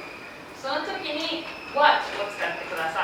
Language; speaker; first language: Japanese; non-native, fluent; English